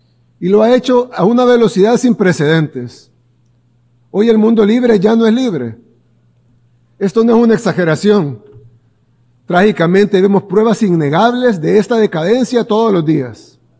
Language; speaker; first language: Spanish; native; Spanish